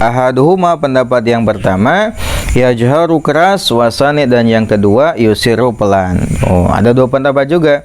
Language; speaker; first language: Indonesian; non-native, local second language; Sundanese